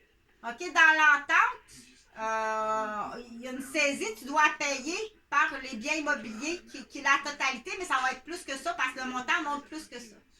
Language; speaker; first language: French; native; French